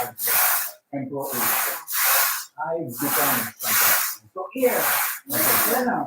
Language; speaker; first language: English; non-native, learner; Japanese